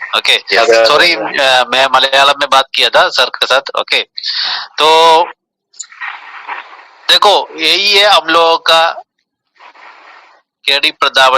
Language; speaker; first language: Hindi; non-native, local second language; Malayalam